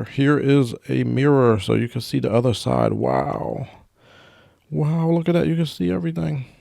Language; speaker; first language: English; native; English